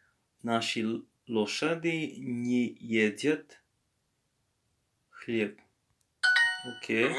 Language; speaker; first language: Russian; non-native, learner; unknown